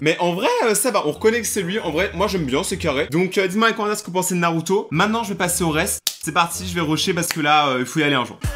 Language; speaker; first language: French; native; French